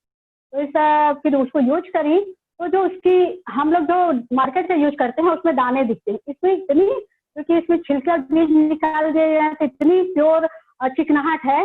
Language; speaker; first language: Hindi; native; Hindi